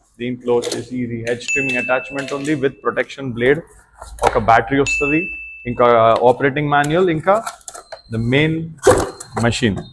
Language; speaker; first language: Telugu; non-native, learner; Gujarati